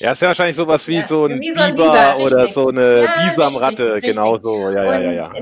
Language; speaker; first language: German; native; German